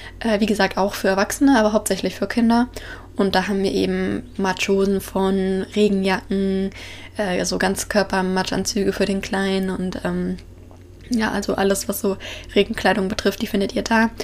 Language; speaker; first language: German; native; German